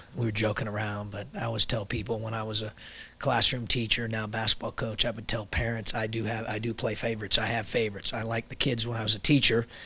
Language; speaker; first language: English; native; English